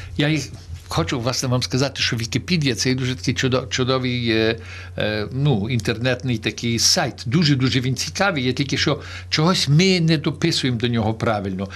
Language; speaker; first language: Ukrainian; early bilingual, heritage; Ukrainian